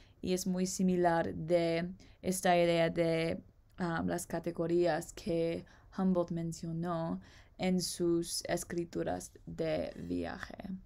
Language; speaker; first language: Spanish; non-native, learner; English